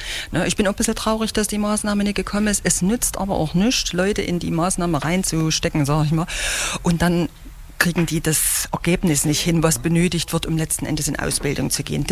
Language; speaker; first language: German; native; German